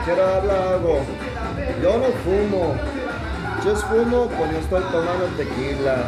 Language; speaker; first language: Spanish; early bilingual, heritage; Spanish